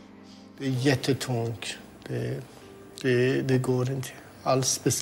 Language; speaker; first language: Swedish; non-native, learner; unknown